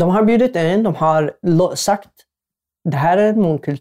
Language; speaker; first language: Swedish; non-native, fluent; Arabic